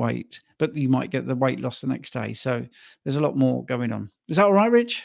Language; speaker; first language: English; native; English